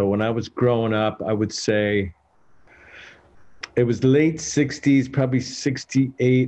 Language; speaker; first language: English; native; English